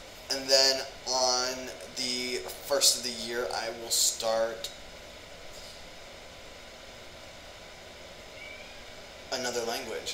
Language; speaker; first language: English; native; English